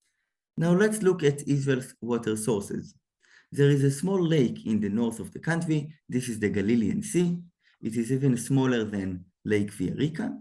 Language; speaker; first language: English; non-native, fluent; Hebrew